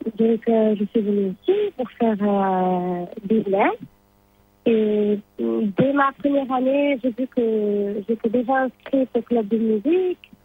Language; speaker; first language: French; non-native, local second language; Arabic